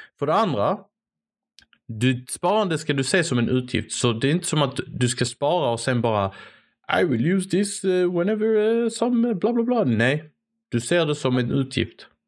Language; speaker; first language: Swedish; native; Swedish